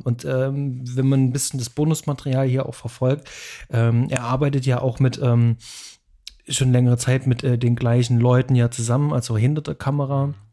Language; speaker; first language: German; native; German